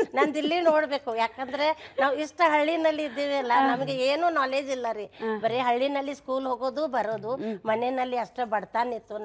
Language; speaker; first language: Kannada; non-native, local second language; Marathi